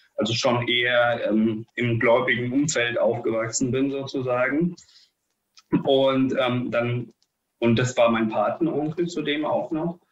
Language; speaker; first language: German; early bilingual, other home language; Russian